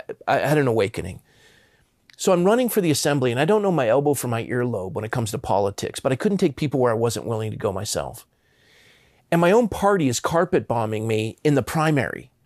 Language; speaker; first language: English; native; English